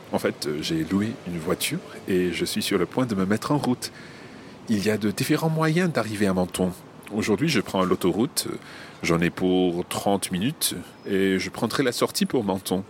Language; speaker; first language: French; non-native, fluent; English